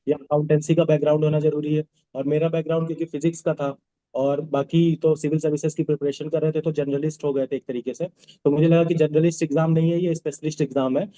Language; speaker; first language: Hindi; non-native, local second language; Bhojpuri